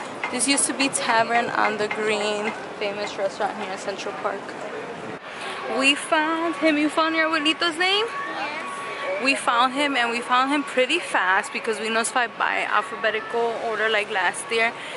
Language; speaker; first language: English; early bilingual, other home language; Spanish